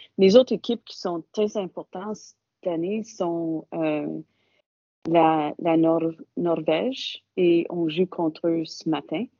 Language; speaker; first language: French; non-native, local second language; English